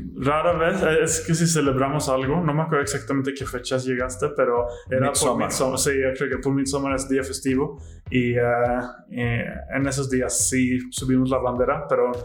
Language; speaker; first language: Spanish; non-native, fluent; Swedish